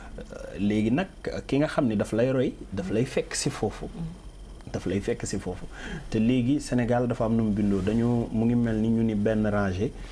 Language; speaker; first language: Wolof; native; Wolof